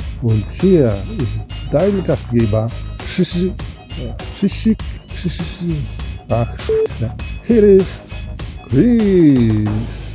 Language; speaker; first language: German; non-native, fluent; Polish